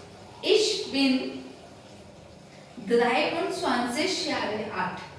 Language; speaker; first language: German; non-native, learner; Hindi